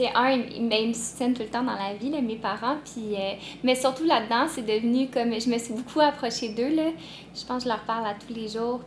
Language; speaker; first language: French; native; French